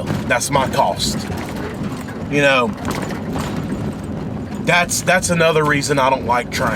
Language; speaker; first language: English; native; English